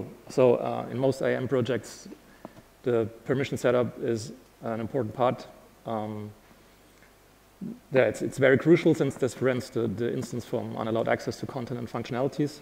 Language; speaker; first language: English; non-native, fluent; German